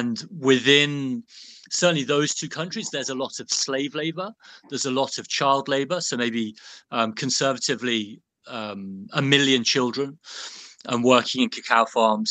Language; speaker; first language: English; native; English